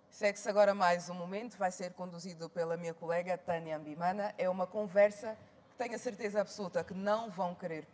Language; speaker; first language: Portuguese; native; Portuguese